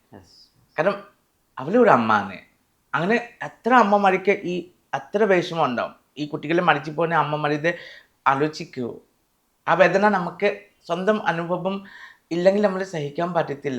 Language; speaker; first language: Malayalam; non-native, fluent; Assamese